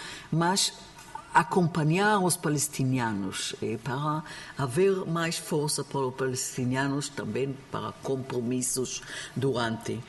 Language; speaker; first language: Portuguese; non-native, learner; Hebrew